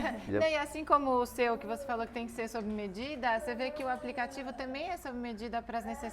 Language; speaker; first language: Portuguese; native; Portuguese